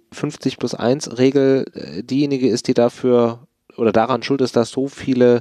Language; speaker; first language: German; native; German